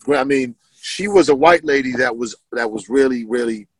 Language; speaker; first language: English; native; English